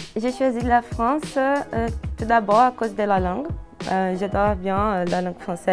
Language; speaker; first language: French; non-native, fluent; Portuguese